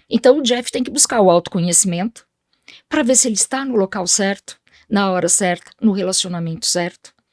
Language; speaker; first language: Portuguese; early bilingual, other home language; Spanish